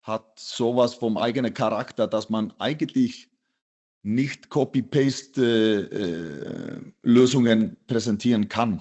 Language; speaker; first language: German; non-native, fluent; Icelandic